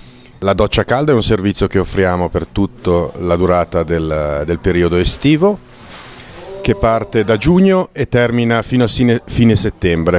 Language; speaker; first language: Italian; native; Italian